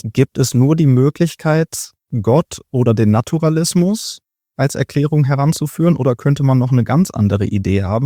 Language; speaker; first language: German; native; German